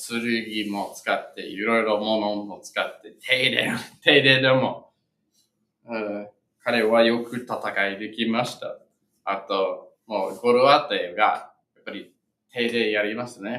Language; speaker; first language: Japanese; non-native, fluent; English